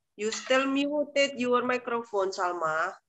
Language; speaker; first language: English; non-native, fluent; Indonesian